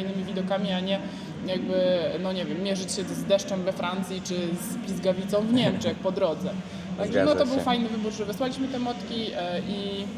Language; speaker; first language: Polish; native; Polish